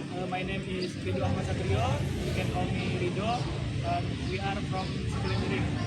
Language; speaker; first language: English; non-native, learner; Indonesian